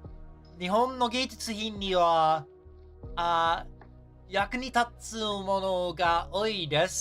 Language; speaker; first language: Japanese; non-native, learner; English